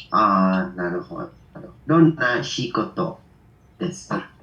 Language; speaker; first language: Japanese; non-native, learner; Indonesian